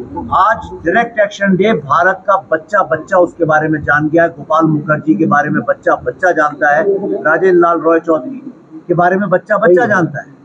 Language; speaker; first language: Hindi; native; Hindi